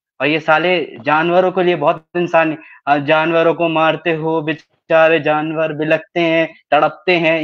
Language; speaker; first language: Hindi; native; Hindi